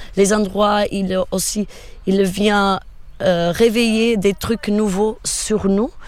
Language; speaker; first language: French; non-native, fluent; Portuguese